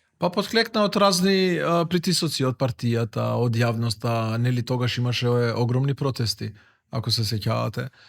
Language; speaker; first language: Macedonian; non-native, local second language; Albanian